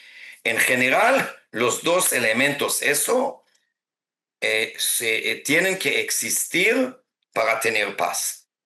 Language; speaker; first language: Spanish; non-native, fluent; Hebrew